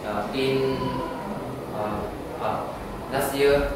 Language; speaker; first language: English; non-native, learner; Vietnamese